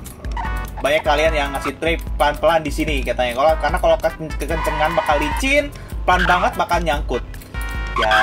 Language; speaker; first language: Indonesian; native; Indonesian